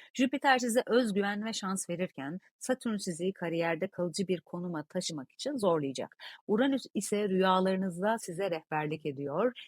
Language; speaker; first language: Turkish; native; Turkish